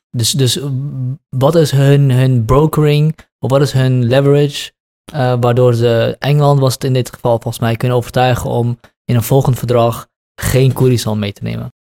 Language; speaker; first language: Dutch; early bilingual, other home language; Kurdish